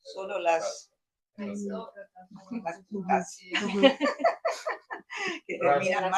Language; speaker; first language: Spanish; non-native, fluent; Italian